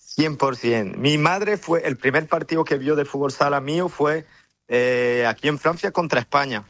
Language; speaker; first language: Spanish; early bilingual, heritage; French